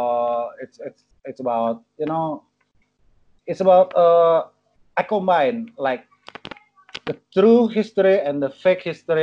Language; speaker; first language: English; non-native, learner; Indonesian